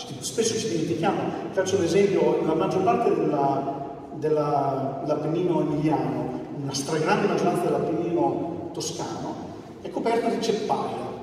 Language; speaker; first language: Italian; native; Italian